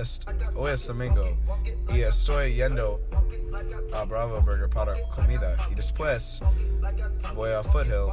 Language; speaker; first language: Spanish; non-native, learner; English